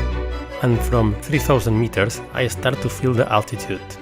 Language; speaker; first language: English; non-native, fluent; Catalan